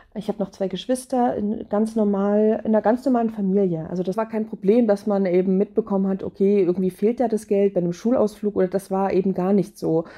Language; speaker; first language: German; native; German